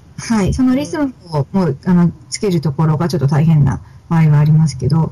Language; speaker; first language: Japanese; native; Japanese